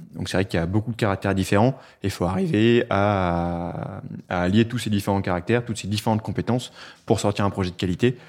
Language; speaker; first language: French; native; French